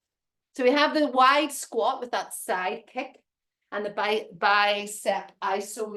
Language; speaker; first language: English; native; English